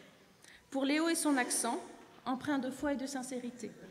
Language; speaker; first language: French; native; French